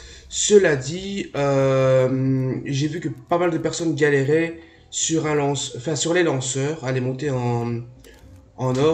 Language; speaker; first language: French; native; French